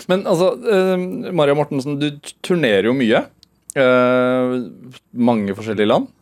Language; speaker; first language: Norwegian; native; Norwegian